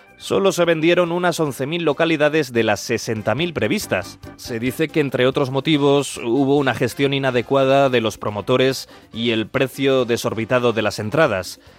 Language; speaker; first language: Spanish; native; Spanish